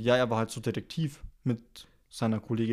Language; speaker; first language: German; native; German